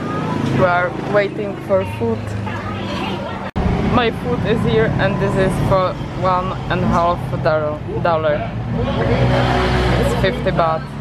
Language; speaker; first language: English; non-native, learner; Czech